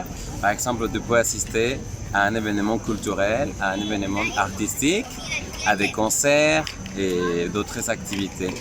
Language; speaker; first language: French; non-native, fluent; Spanish